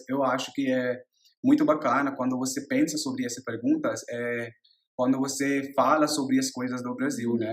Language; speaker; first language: Portuguese; non-native, learner; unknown